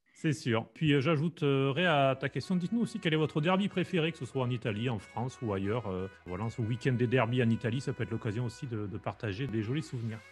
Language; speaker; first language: French; native; French